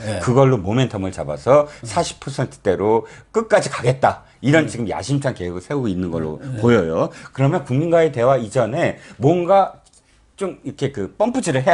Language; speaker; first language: Korean; native; Korean